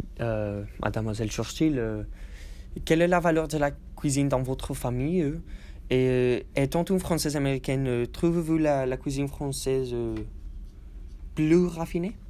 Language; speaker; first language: French; non-native, learner; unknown